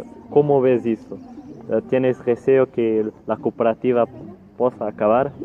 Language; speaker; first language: Spanish; non-native, learner; Portuguese